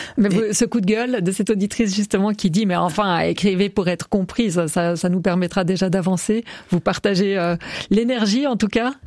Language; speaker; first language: French; native; French